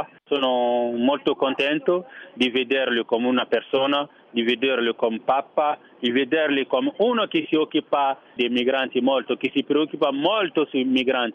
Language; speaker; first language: Italian; non-native, fluent; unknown